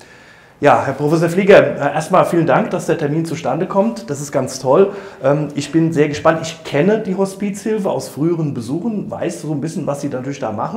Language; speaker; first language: German; native; German